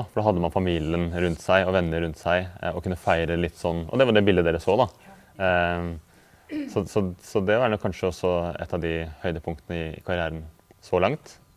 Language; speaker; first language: Norwegian; native; Norwegian